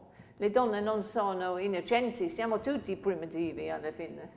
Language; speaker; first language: Italian; non-native, fluent; English